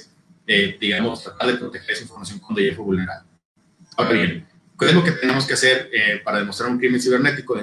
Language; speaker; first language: Spanish; native; Spanish